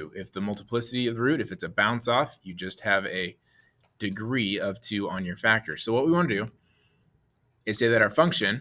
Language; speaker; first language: English; native; English